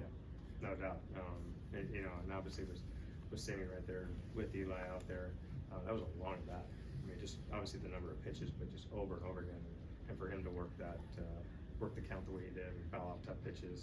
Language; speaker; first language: English; native; English